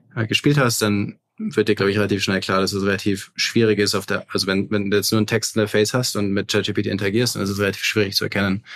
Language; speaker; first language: German; native; German